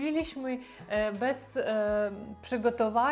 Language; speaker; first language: Polish; non-native, learner; Russian